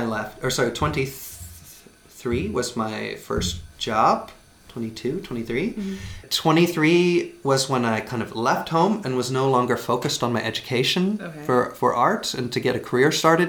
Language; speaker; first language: English; native; English